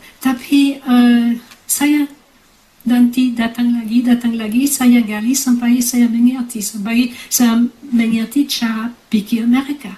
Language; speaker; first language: Indonesian; non-native, fluent; French